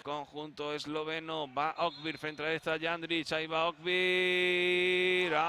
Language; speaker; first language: Spanish; native; Spanish